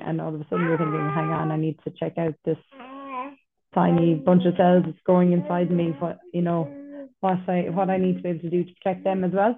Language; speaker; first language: English; native; English